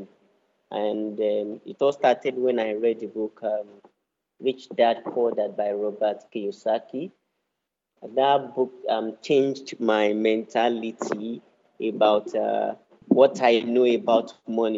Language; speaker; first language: English; non-native, local second language; Yoruba